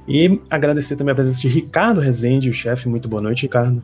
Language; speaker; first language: Portuguese; native; Portuguese